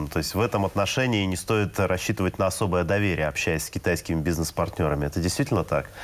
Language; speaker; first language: Russian; native; Russian